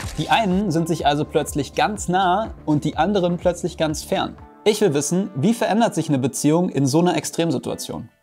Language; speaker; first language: German; native; German